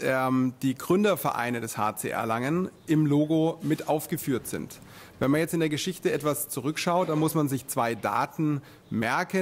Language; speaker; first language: German; native; German